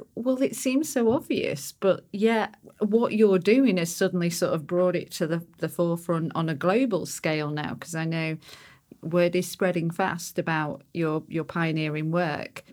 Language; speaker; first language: English; native; English